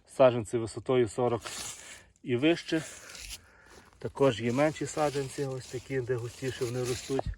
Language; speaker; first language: Ukrainian; native; Ukrainian